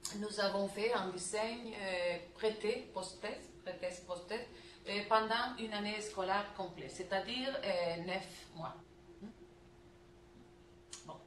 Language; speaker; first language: French; non-native, learner; Spanish